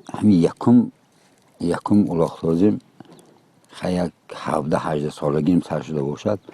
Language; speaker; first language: Tajik; native; Tajik